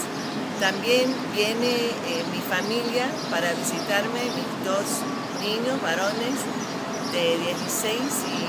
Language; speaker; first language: Spanish; non-native, fluent; English